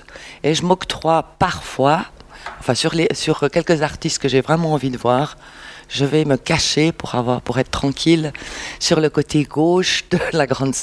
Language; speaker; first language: French; native; French